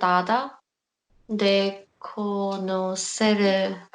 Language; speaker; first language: Spanish; non-native, learner; Korean